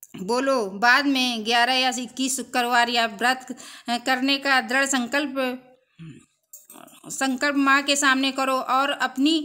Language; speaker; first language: Hindi; native; Hindi